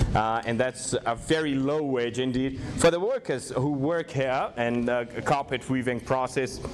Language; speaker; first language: English; non-native, fluent; Persian